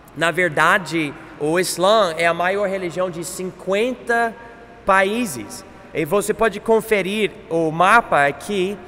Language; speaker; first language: Portuguese; non-native, fluent; English